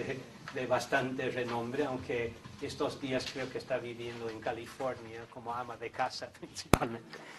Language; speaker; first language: Spanish; non-native, fluent; English